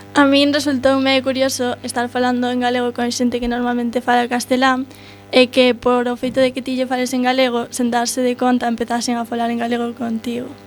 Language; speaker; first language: Galician; non-native, local second language; Spanish